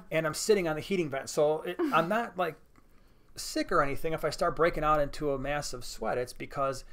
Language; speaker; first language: English; native; English